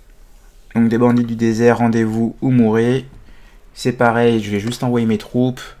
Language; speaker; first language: French; native; French